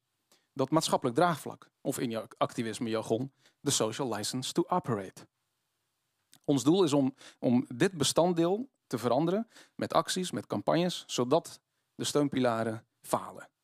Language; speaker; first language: Dutch; native; Dutch